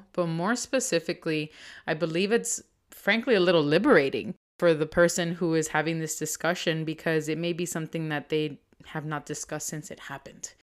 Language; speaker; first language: English; early bilingual, other home language; Spanish